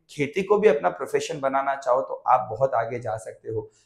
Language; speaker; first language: Hindi; non-native, local second language; Gujarati